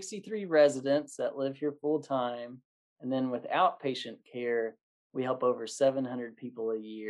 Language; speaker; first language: English; native; English